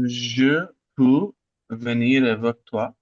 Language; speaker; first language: French; non-native, learner; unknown